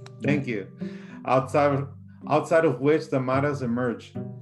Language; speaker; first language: English; early bilingual, other home language; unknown